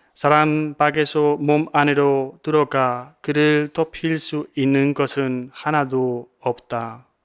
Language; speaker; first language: Korean; non-native, fluent; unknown